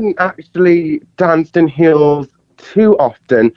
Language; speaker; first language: English; native; English